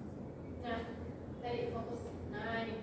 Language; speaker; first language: Indonesian; native; Indonesian